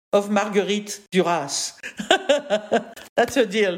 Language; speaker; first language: English; non-native, fluent; French